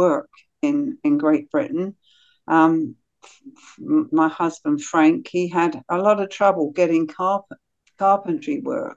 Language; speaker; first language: English; native; English